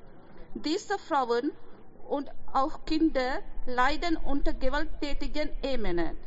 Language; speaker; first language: German; non-native, fluent; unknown